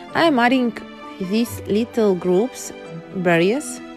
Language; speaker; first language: English; non-native, learner; Ukrainian